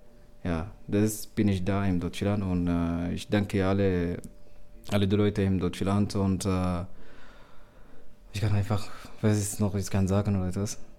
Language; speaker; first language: German; non-native, learner; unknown